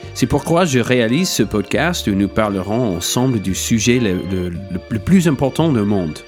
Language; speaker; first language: French; non-native, fluent; English